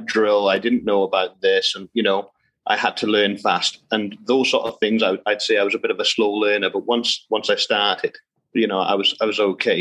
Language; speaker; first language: English; native; English